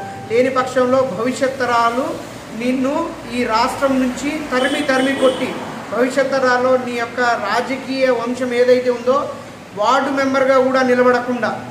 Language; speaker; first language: Telugu; native; Telugu